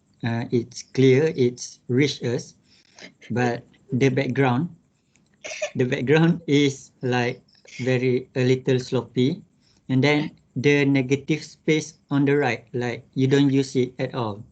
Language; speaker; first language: English; non-native, local second language; Malay